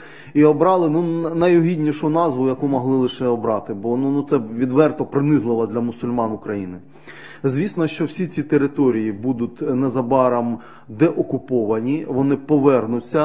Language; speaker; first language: Ukrainian; native; Ukrainian